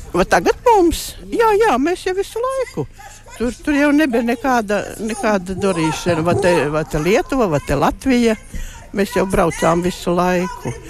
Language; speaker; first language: Latvian; early bilingual, heritage; Latvian